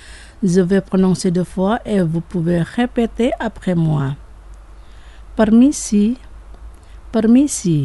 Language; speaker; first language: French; non-native, fluent; Indonesian